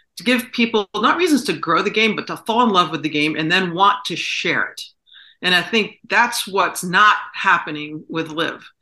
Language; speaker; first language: English; native; English